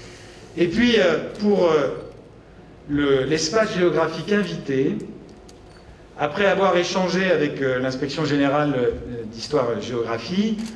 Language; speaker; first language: French; native; French